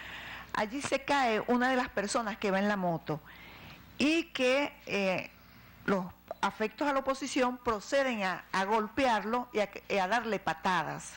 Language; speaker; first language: Spanish; native; Spanish